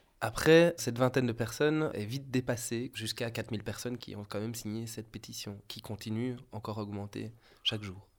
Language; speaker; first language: French; native; French